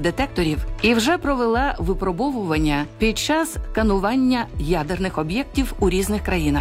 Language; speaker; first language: Ukrainian; native; Ukrainian